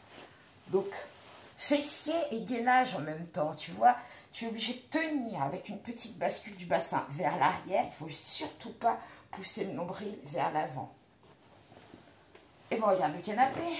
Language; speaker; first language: French; native; French